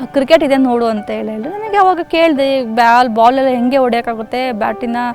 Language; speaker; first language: Kannada; native; Kannada